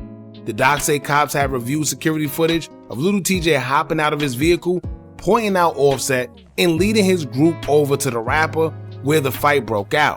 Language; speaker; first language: English; native; English